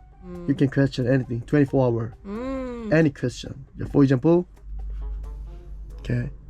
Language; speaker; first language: English; non-native, learner; Korean